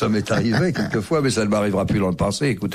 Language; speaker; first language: French; native; French